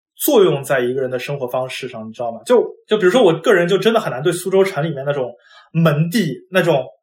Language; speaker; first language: Chinese; non-native, local second language; Wu Chinese